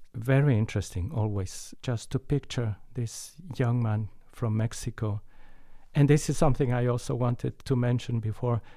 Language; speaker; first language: English; non-native, fluent; Spanish